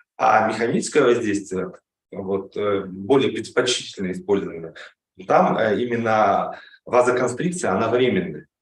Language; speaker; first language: Russian; native; Russian